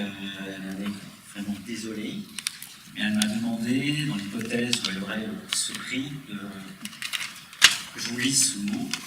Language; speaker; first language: French; native; French